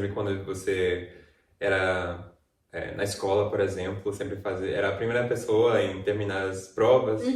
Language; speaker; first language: Portuguese; non-native, fluent; English